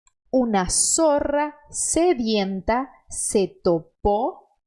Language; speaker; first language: Spanish; non-native, fluent; Portuguese